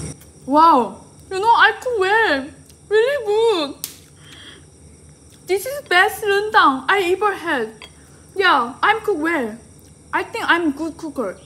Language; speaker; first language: English; non-native, learner; Korean